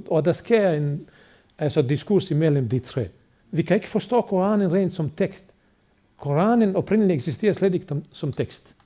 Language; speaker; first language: Danish; non-native, fluent; Bosnian